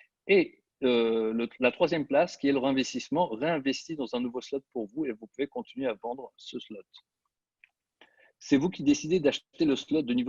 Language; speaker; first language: French; native; French